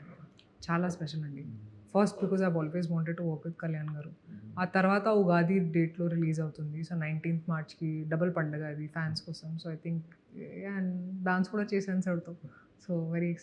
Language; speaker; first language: Telugu; non-native, local second language; Hindi